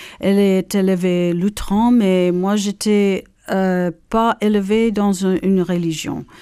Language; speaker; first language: French; non-native, fluent; English